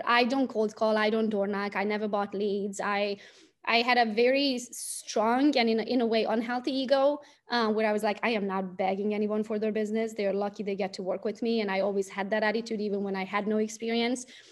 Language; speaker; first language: English; non-native, fluent; Romanian